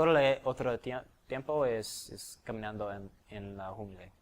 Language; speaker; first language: Spanish; non-native, learner; English